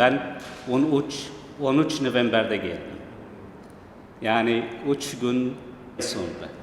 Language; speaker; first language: Turkish; non-native, learner; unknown